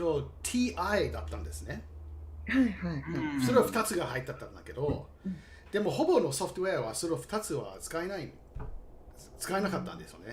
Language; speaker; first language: Japanese; non-native, fluent; English